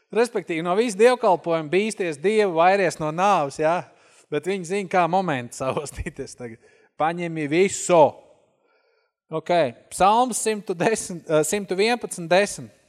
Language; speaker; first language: Latvian; native; Latvian